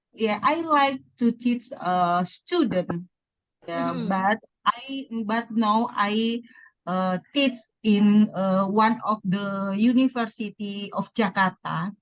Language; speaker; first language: English; non-native, learner; Indonesian